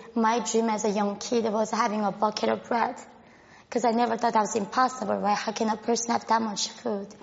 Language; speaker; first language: English; non-native, fluent; Korean